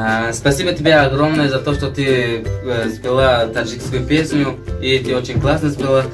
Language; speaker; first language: Russian; non-native, fluent; Tajik